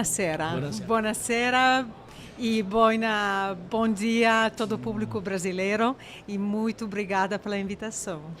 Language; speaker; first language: Portuguese; non-native, fluent; Italian